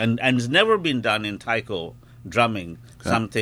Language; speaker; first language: English; non-native, local second language; Bangla